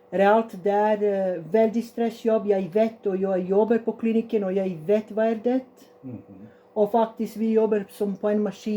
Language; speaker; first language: Norwegian; non-native, learner; Serbian